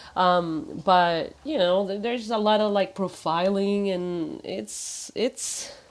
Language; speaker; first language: English; non-native, fluent; Spanish